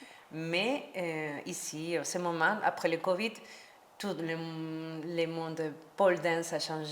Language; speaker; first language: French; non-native, learner; Spanish